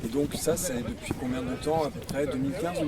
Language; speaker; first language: French; native; French